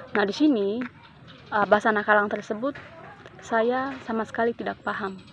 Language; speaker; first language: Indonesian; non-native, local second language; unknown